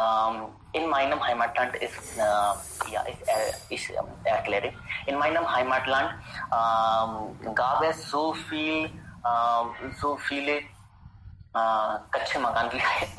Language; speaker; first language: German; non-native, learner; Hindi